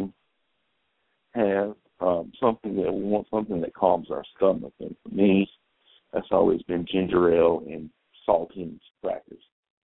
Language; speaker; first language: English; native; English